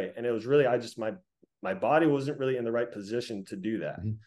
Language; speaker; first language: English; native; English